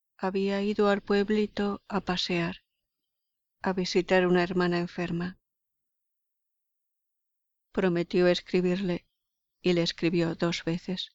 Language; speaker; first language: Spanish; native; Spanish